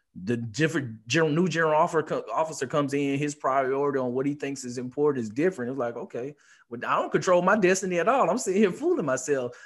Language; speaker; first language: English; native; English